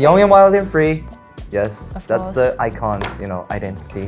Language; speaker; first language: English; non-native, learner; Korean